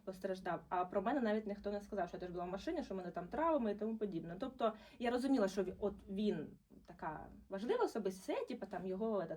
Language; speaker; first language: Ukrainian; non-native, local second language; Russian